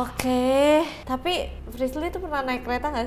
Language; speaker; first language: Indonesian; native; Indonesian